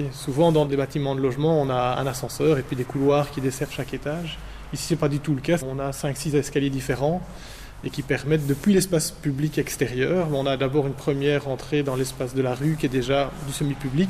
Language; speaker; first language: French; native; French